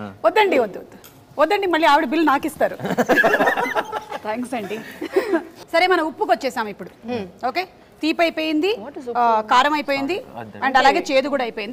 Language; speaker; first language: Telugu; native; Telugu